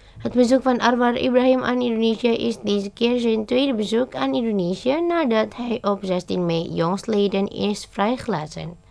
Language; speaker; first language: Dutch; non-native, fluent; Indonesian